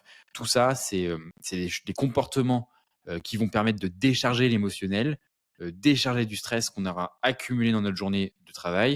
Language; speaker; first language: French; native; French